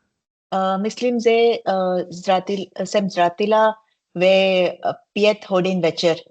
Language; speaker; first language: Czech; non-native, learner; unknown